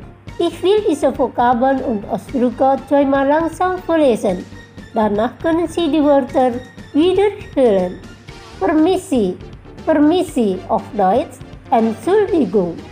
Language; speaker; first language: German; non-native, fluent; Indonesian